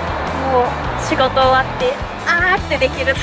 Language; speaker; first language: Japanese; native; Japanese